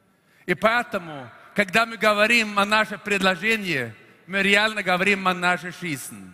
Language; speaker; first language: Russian; non-native, fluent; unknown